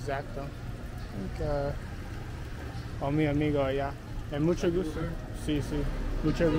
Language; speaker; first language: Spanish; non-native, learner; English